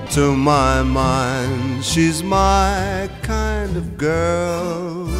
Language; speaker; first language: English; native; English